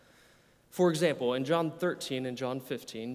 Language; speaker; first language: English; native; English